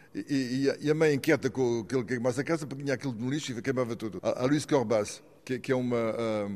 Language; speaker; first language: Portuguese; native; Portuguese